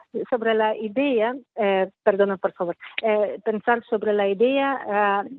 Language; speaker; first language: Spanish; non-native, fluent; Russian